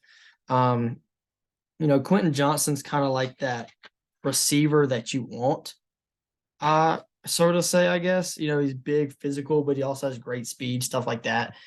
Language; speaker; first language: English; native; English